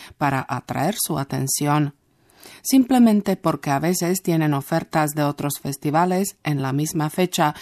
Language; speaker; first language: Spanish; non-native, fluent; Slovak